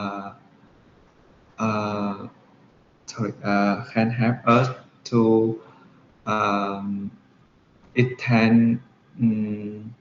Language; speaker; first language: English; non-native, learner; Vietnamese